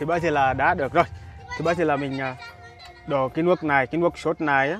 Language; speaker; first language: Vietnamese; non-native, learner; Portuguese